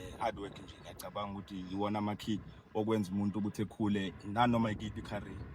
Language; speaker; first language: Zulu; native; Zulu